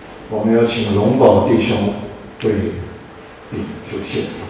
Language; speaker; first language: Chinese; native; Chinese